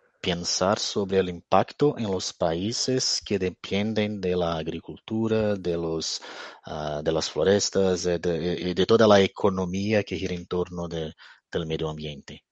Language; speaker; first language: Spanish; non-native, fluent; Portuguese